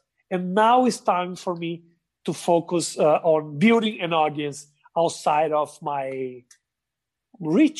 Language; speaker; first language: English; non-native, fluent; Portuguese